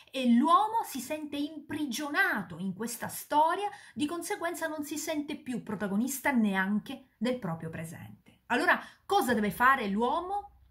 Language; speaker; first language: Italian; native; Italian